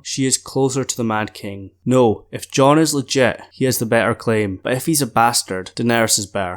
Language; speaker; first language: English; native; English